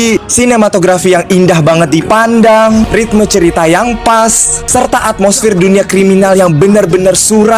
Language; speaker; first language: Indonesian; native; Indonesian